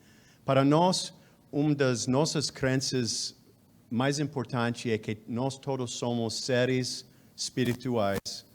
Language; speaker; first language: Portuguese; non-native, fluent; English